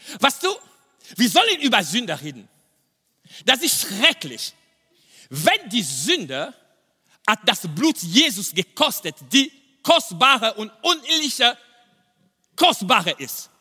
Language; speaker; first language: German; non-native, fluent; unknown